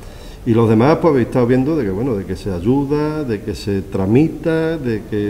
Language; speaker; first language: Spanish; native; Spanish